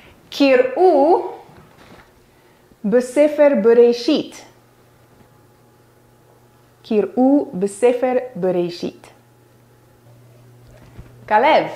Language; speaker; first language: Hebrew; non-native, fluent; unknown